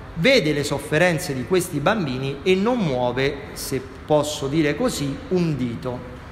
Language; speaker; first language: Italian; native; Italian